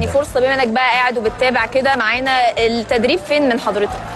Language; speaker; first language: Arabic; native; Arabic